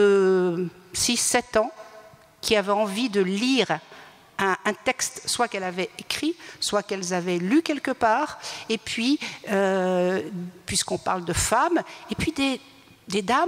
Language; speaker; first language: French; native; French